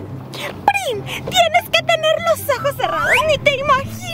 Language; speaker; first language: Spanish; native; Spanish